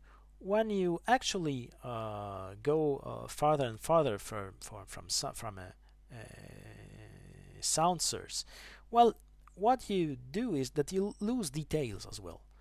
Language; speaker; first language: English; non-native, fluent; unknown